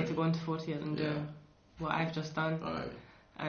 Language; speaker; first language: English; native; English